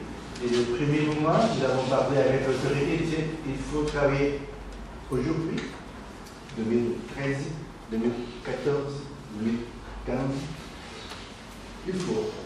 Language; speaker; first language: French; non-native, learner; Portuguese